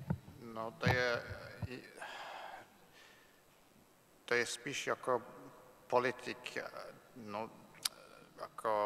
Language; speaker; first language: Czech; non-native, fluent; English